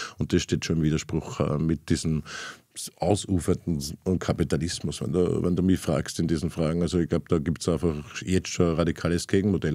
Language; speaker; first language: German; native; German